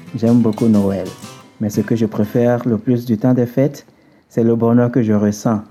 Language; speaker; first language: French; non-native, local second language; Ewe